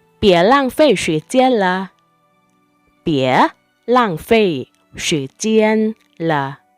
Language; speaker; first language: Chinese; non-native, fluent; Thai